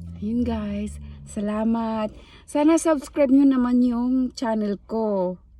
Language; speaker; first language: Filipino; native; Filipino